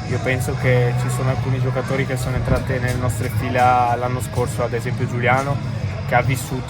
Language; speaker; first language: Italian; native; Italian